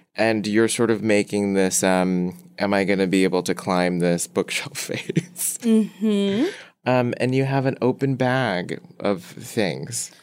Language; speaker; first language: English; early bilingual, other home language; Korean